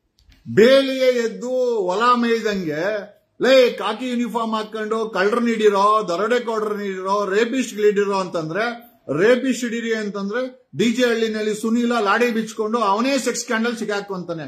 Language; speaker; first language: Kannada; native; Kannada